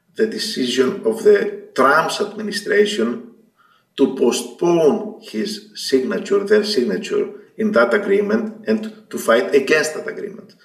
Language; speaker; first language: English; non-native, fluent; Greek